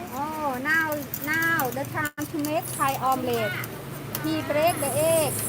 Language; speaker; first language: English; non-native, learner; Thai